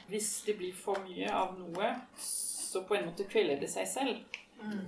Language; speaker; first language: Norwegian; non-native, fluent; French